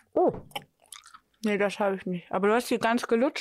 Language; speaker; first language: German; native; German